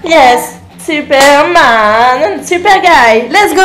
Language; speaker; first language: English; non-native, learner; French